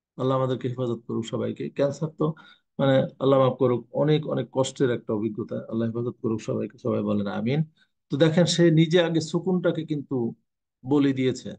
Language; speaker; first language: Bangla; native; Bangla